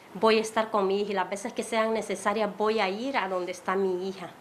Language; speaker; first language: Spanish; native; Spanish